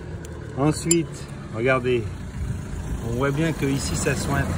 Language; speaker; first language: French; native; French